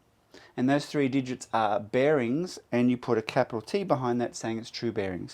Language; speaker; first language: English; native; English